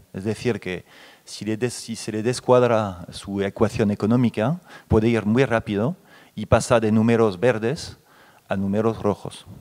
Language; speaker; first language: Spanish; non-native, fluent; French